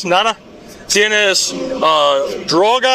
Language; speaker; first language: Spanish; non-native, learner; English